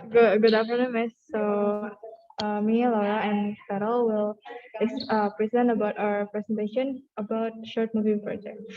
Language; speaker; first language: English; non-native, learner; Indonesian